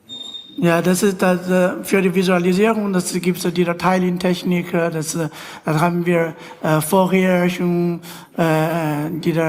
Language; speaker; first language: German; non-native, learner; Chinese